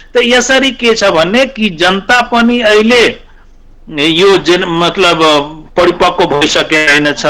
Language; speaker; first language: Nepali; non-native, local second language; Maithili